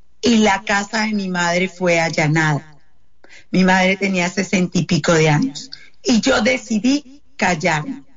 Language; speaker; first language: Spanish; native; Spanish